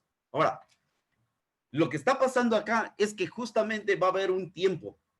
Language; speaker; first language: Spanish; native; Spanish